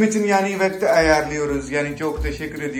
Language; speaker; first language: Turkish; non-native, learner; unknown